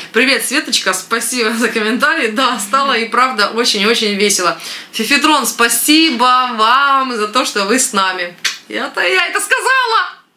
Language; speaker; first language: Russian; native; Russian